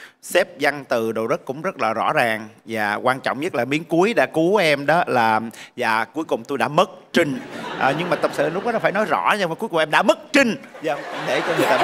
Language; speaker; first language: Vietnamese; native; Vietnamese